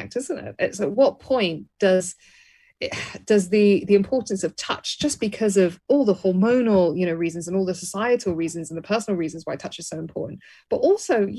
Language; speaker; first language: English; native; English